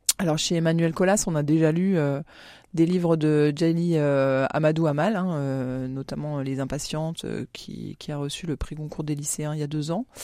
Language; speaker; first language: French; native; French